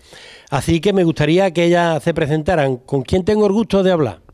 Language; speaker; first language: Spanish; native; Spanish